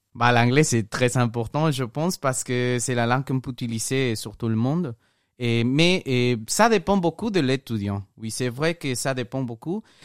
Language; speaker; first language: French; non-native, learner; Spanish